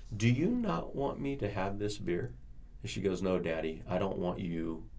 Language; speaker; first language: English; native; English